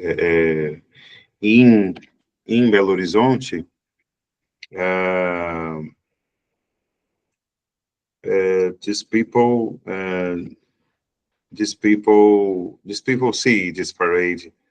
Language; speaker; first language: English; non-native, learner; Portuguese